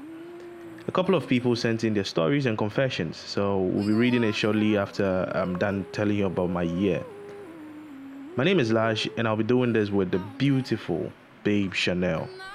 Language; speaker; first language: English; non-native, local second language; Akan